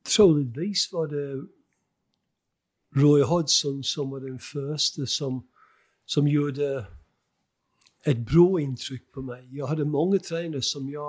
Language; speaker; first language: Swedish; non-native, fluent; English